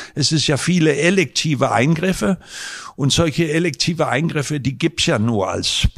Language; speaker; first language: German; non-native, fluent; Danish